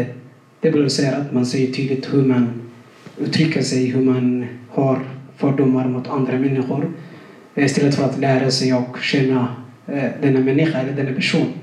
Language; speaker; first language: Swedish; non-native, fluent; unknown